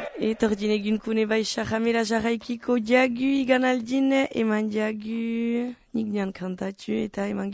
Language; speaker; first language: Basque; native; Basque